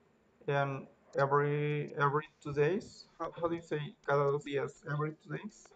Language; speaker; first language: English; non-native, learner; Spanish